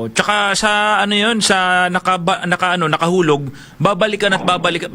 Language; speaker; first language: Filipino; native; Filipino